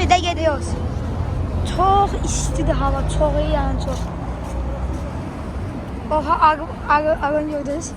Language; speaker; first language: Turkish; non-native, learner; Azerbaijani